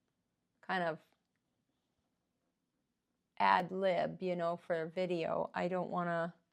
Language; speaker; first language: English; native; English